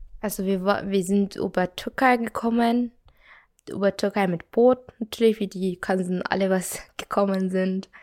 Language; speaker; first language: German; non-native, learner; Arabic